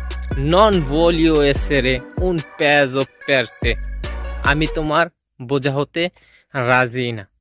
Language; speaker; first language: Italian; non-native, fluent; Bangla